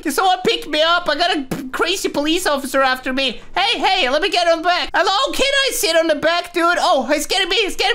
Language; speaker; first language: English; native; English